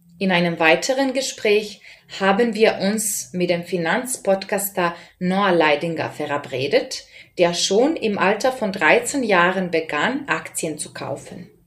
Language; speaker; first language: German; non-native, fluent; Serbian